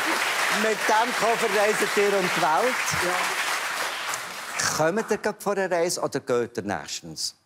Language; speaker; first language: German; native; German